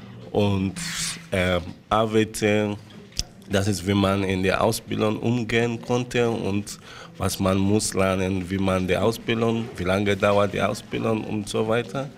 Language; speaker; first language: German; non-native, learner; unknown